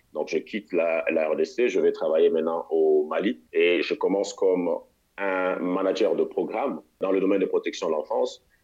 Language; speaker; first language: French; non-native, local second language; Lingala